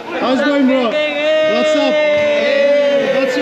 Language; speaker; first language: English; non-native, learner; Turkish